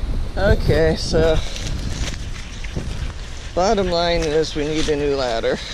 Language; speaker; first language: English; native; English